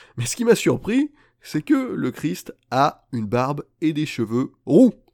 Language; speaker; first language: French; native; French